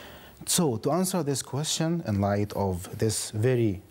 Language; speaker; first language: English; non-native, fluent; Arabic